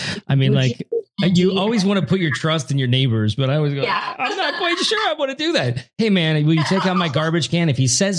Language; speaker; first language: English; native; English